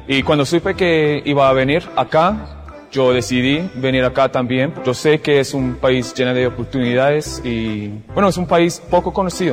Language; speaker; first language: Spanish; non-native, fluent; English